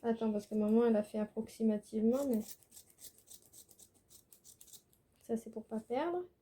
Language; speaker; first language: French; native; French